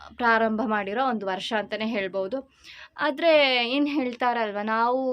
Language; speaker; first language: Kannada; non-native, local second language; Malayalam